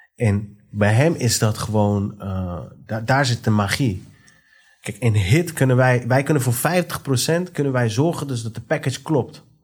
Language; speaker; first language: Dutch; early bilingual, other home language; Persian